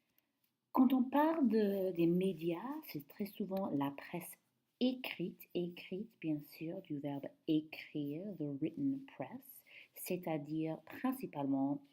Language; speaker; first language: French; non-native, fluent; English